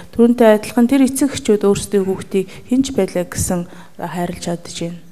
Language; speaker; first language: Mongolian; native; Mongolian